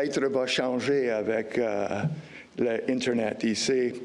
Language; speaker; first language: French; non-native, local second language; English